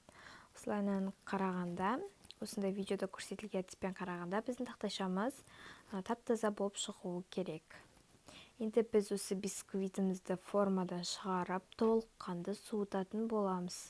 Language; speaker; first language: Kazakh; native; Kazakh